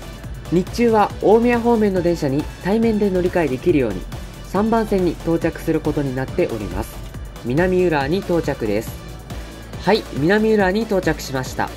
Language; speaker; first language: Japanese; native; Japanese